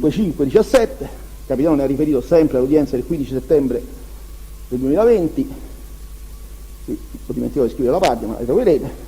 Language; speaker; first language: Italian; native; Italian